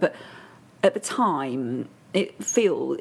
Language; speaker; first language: English; native; English